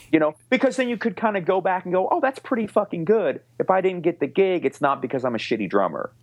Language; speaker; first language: English; native; English